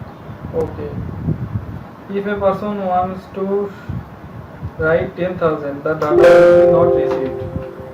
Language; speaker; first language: English; non-native, local second language; Bangla